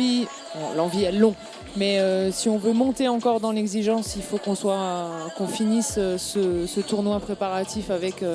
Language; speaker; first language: French; native; French